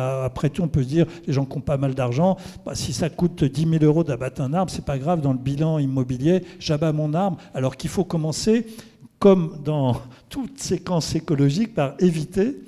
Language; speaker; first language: French; native; French